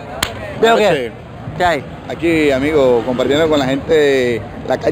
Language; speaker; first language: Spanish; native; Spanish